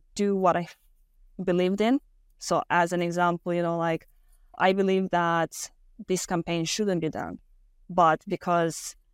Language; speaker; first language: English; non-native, fluent; Romanian